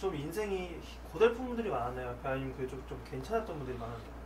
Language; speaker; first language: Korean; native; Korean